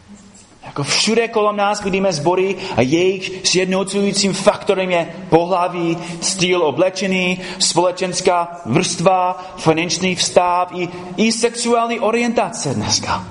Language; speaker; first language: Czech; non-native, fluent; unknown